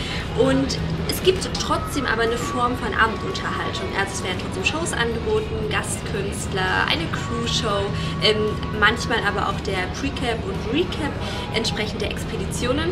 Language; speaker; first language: German; native; German